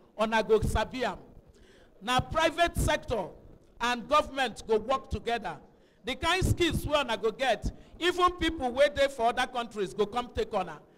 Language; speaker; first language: Nigerian Pidgin; non-native, local second language; Igbo